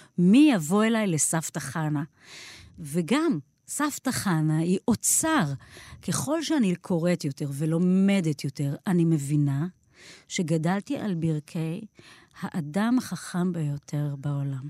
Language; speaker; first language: Hebrew; native; Hebrew